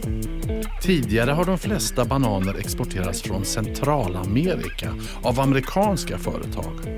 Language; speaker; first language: Swedish; native; Swedish